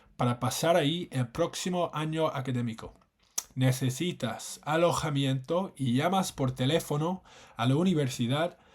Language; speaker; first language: Spanish; non-native, fluent; English